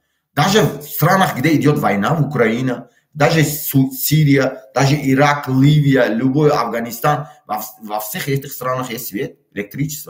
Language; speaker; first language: Russian; non-native, local second language; Tajik